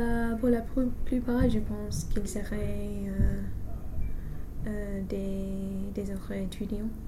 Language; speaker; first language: French; non-native, fluent; English